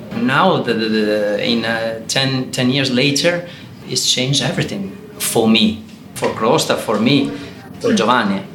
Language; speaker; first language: English; non-native, learner; Italian